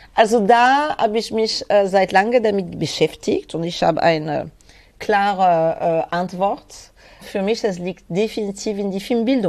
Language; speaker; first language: German; non-native, fluent; French